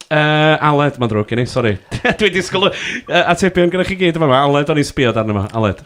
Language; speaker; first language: Welsh; native; Welsh